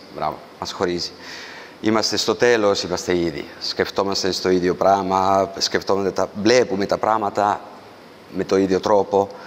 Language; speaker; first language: Greek; early bilingual, heritage; Greek